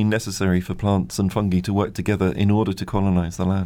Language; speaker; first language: English; native; English